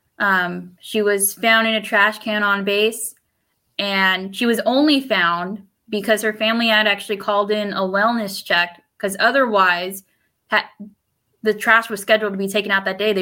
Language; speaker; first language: English; early bilingual, other home language; Spanish